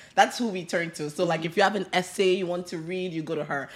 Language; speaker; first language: English; non-native, local second language; Yoruba